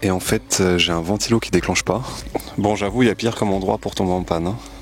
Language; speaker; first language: French; native; French